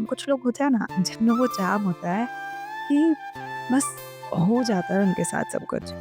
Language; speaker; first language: Hindi; native; Hindi